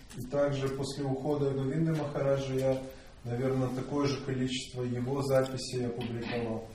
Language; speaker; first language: Russian; native; Russian